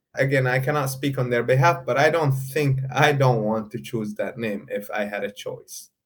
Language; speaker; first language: English; non-native, fluent; Arabic